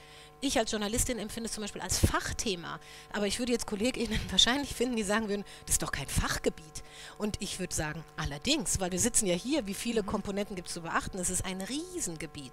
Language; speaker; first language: German; native; German